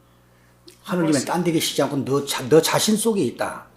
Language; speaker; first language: Korean; native; Korean